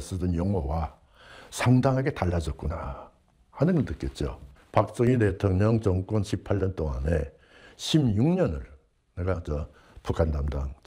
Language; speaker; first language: Korean; native; Korean